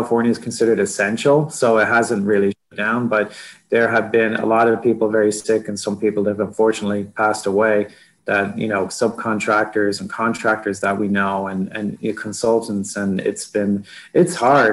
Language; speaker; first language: English; native; English